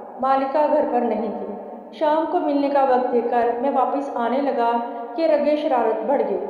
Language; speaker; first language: Urdu; native; Urdu